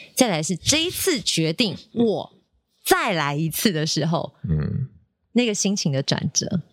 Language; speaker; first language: Chinese; native; Chinese